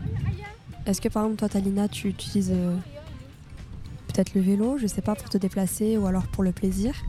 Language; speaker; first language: French; native; French